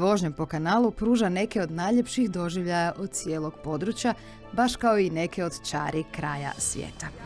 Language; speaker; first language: Croatian; native; Croatian